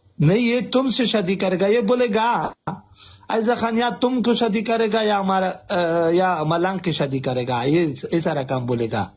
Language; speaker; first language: Hindi; non-native, learner; Pashto